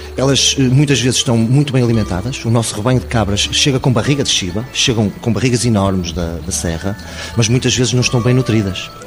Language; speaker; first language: Portuguese; native; Portuguese